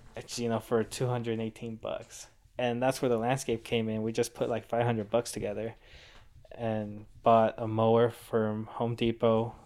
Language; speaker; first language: English; native; English